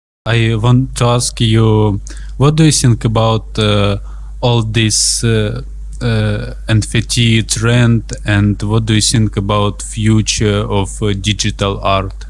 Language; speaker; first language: English; non-native, learner; Russian